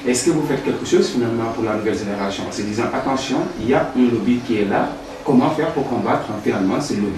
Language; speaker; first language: French; non-native, local second language; Wolof